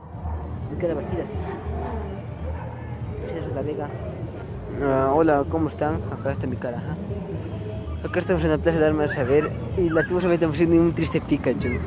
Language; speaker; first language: Spanish; native; Spanish